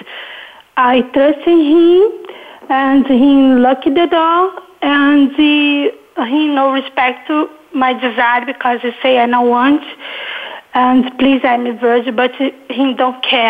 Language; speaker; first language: English; non-native, learner; Portuguese